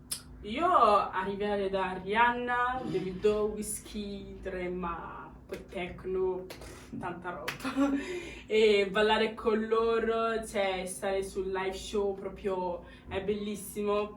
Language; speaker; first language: Italian; early bilingual, other home language; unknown